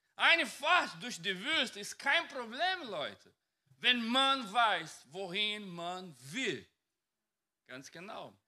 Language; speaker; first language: German; non-native, fluent; Portuguese